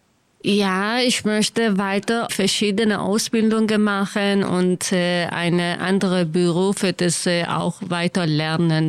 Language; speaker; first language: German; non-native, learner; Kurdish